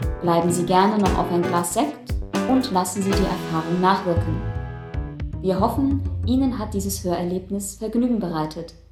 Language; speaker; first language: German; native; German